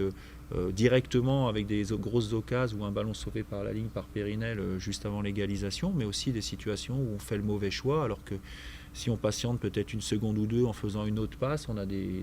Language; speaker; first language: French; native; French